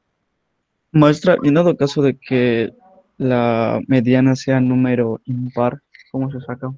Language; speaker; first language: Spanish; native; Spanish